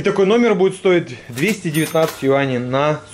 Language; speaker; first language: Russian; native; Russian